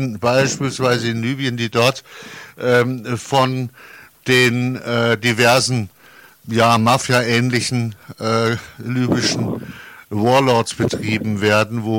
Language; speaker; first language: German; native; German